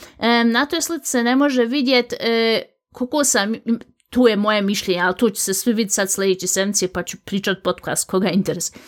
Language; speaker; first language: Bosnian; early bilingual, heritage; Bosnian